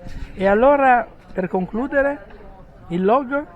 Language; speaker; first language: Italian; native; Italian